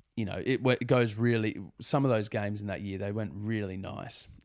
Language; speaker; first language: English; native; English